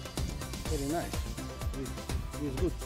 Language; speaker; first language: English; non-native, learner; Italian